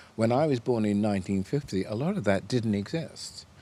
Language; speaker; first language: English; native; English